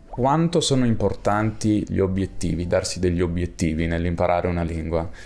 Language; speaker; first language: Italian; native; Italian